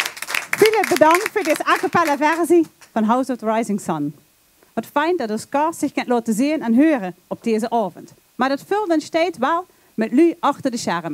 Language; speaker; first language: Dutch; native; Dutch